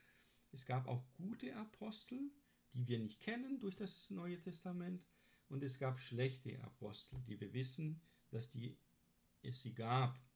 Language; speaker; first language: German; non-native, fluent; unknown